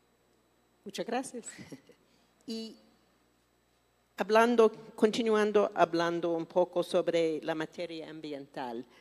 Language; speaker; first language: Spanish; non-native, fluent; English